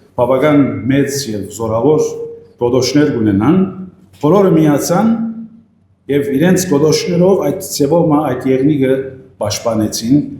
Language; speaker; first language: Armenian; native; Armenian